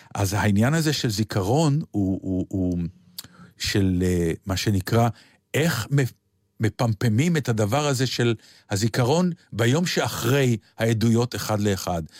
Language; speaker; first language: Hebrew; native; Hebrew